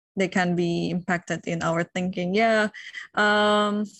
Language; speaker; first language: English; non-native, fluent; Indonesian